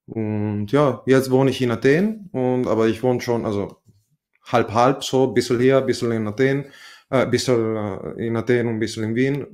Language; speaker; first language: German; non-native, fluent; Italian